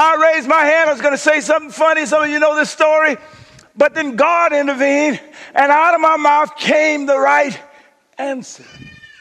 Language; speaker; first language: English; native; English